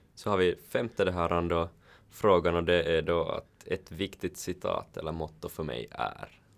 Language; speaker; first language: Swedish; native; Swedish